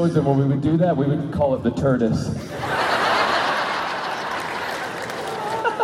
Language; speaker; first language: English; native; English